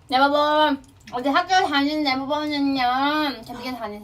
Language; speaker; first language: Korean; non-native, fluent; Chinese